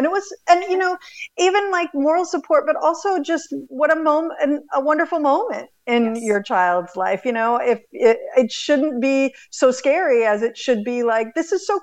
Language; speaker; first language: English; native; English